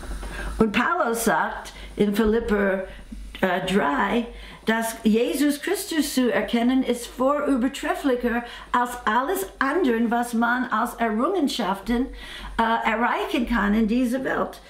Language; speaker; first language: German; non-native, fluent; English